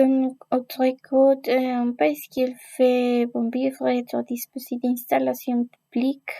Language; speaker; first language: French; non-native, learner; Spanish